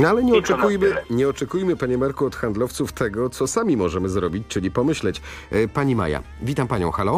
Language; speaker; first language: Polish; native; Polish